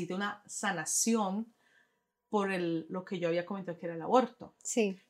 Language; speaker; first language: Spanish; early bilingual, heritage; Spanish